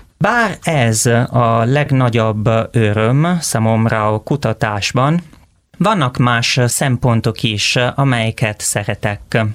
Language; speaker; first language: Hungarian; non-native, learner; Italian